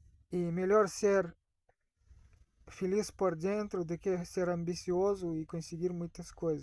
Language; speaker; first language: Portuguese; non-native, fluent; Russian